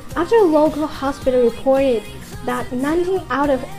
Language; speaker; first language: English; non-native, fluent; Chinese